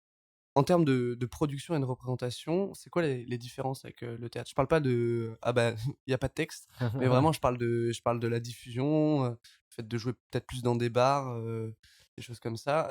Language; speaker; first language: French; native; French